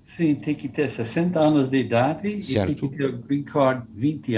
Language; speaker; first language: Portuguese; non-native, fluent; English